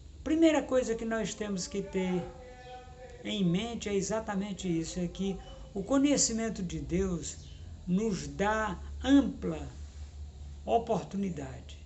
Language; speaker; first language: Portuguese; native; Portuguese